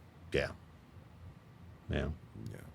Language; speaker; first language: English; native; English